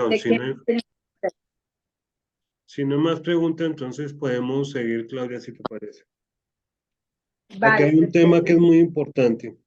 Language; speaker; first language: Spanish; native; Spanish